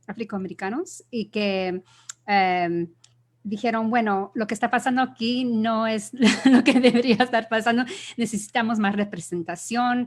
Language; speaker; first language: Spanish; early bilingual, other home language; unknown